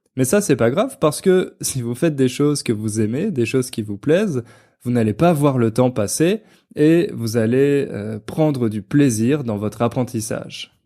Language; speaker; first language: French; native; French